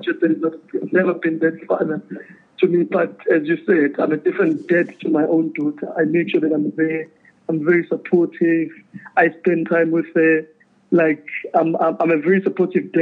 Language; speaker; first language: English; non-native, local second language; Zulu